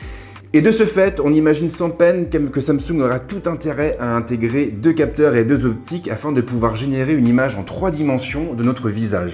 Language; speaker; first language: French; native; French